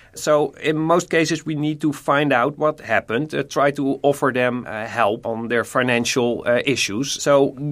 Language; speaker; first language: English; non-native, fluent; Dutch